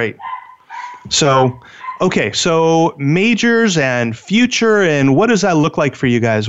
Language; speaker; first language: English; native; English